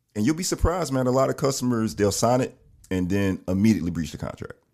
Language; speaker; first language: English; native; English